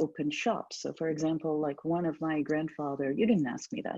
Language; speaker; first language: English; non-native, fluent; Turkish